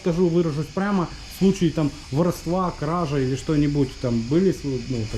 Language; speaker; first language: Russian; native; Russian